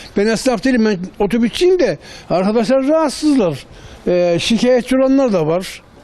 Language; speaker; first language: Turkish; native; Turkish